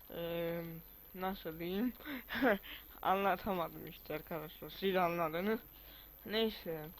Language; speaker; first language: Turkish; non-native, fluent; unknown